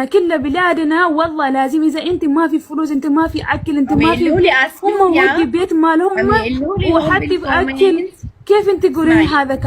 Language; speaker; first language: Arabic; non-native, learner; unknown